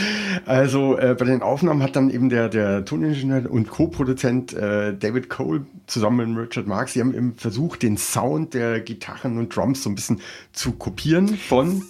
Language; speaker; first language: German; native; German